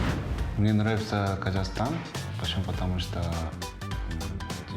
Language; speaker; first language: Russian; non-native, learner; Korean